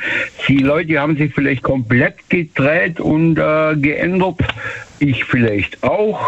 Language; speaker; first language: German; native; German